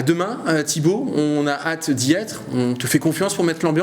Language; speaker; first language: French; native; French